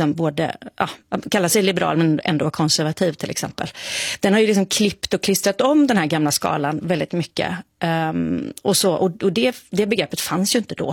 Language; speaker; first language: Swedish; native; Swedish